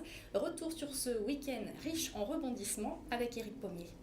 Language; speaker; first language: French; native; French